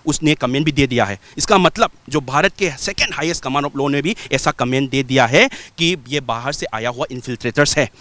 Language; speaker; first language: Hindi; non-native, local second language; Manipuri